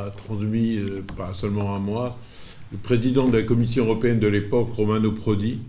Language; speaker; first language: French; native; French